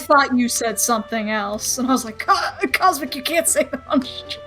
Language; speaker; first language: English; native; English